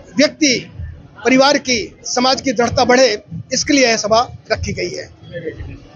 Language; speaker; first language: Hindi; non-native, local second language; Gujarati